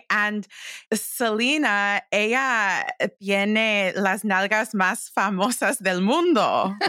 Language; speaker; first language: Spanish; early bilingual, heritage; English